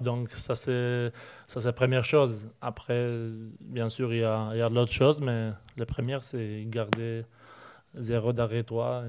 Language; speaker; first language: French; non-native, learner; Polish